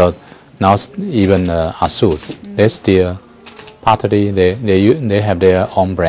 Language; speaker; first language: English; non-native, fluent; Chinese